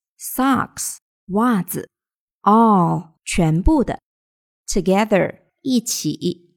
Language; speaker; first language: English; non-native, fluent; Chinese